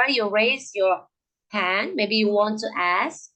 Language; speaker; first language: English; non-native, learner; Indonesian